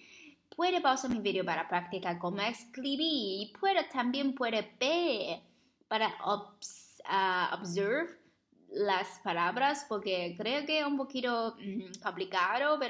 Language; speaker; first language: Spanish; non-native, learner; Chinese